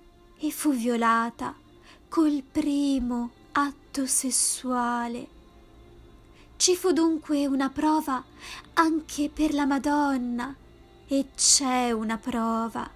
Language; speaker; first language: Italian; native; Italian